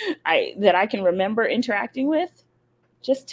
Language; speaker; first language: English; native; English